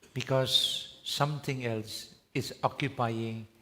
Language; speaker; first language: English; non-native, local second language; Filipino